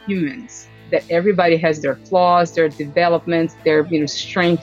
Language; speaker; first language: English; non-native, fluent; Portuguese